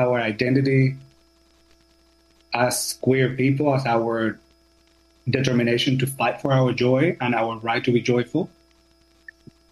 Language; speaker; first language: English; non-native, fluent; Spanish